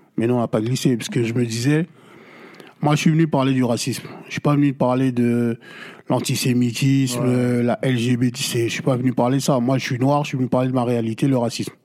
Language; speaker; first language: French; non-native, local second language; Lingala